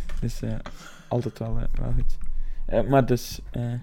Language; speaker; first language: Dutch; native; Dutch